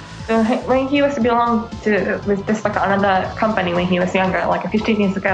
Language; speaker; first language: English; non-native, fluent; Japanese